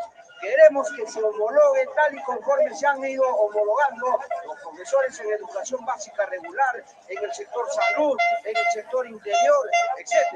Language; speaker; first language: Spanish; native; Spanish